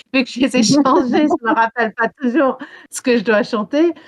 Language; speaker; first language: French; early bilingual, heritage; French